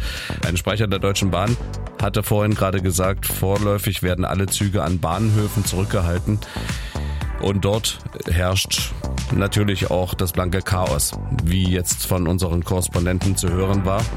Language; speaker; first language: German; native; German